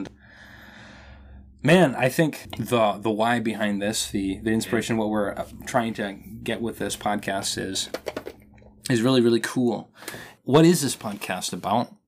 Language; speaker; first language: English; native; English